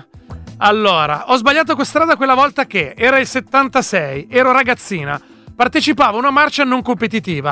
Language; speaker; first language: Italian; native; Italian